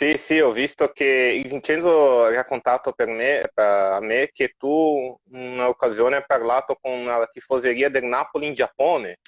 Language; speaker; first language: Italian; non-native, fluent; Portuguese